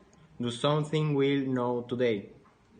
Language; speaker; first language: English; non-native, learner; Spanish